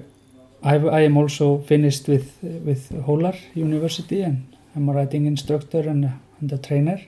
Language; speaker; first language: English; non-native, fluent; Icelandic